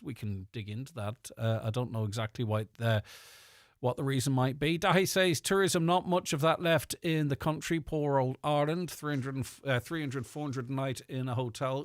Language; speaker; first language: English; native; English